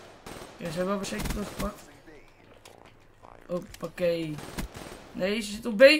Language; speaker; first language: Dutch; native; Dutch